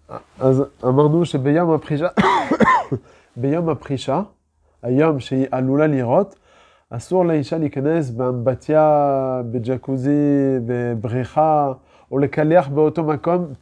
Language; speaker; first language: Hebrew; non-native, fluent; French